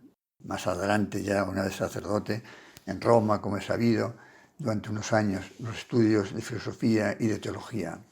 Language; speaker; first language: Spanish; native; Spanish